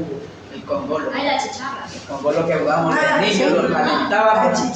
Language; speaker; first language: Spanish; native; Spanish